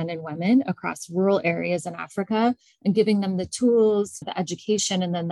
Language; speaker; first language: English; native; English